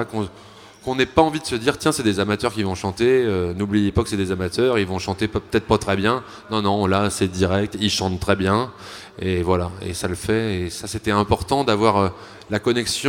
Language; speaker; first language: French; native; French